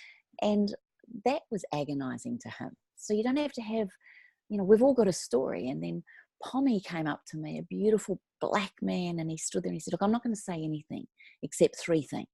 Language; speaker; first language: English; native; English